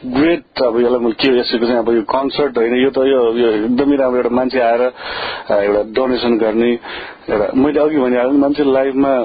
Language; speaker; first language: Nepali; native; Nepali